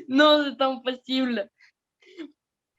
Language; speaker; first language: French; non-native, learner; Russian